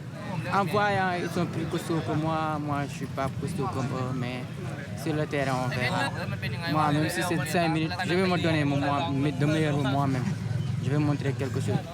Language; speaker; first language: French; non-native, local second language; Wolof